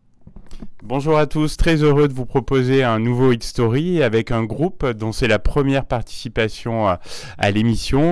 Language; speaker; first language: French; native; French